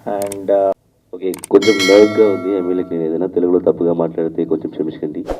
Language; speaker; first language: Telugu; non-native, learner; Tamil